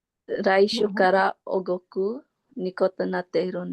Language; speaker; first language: Japanese; non-native, learner; Filipino